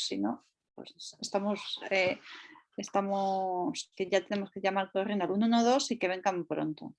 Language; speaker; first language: Spanish; native; Spanish